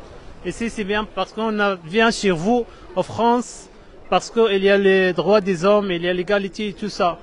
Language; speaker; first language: French; non-native, learner; Arabic